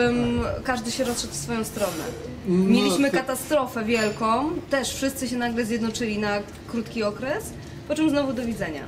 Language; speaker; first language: Polish; native; Polish